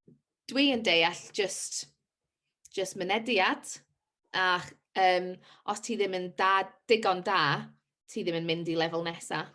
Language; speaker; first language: Welsh; non-native, local second language; English